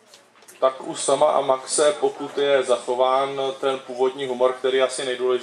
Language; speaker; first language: Czech; native; Czech